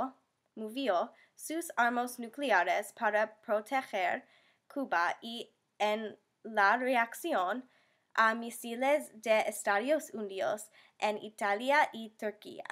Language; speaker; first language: Spanish; non-native, learner; English